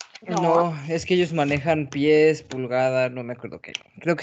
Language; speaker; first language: Spanish; native; Spanish